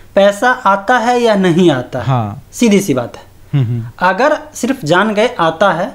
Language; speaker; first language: Hindi; native; Hindi